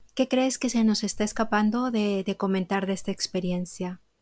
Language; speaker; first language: Spanish; native; Spanish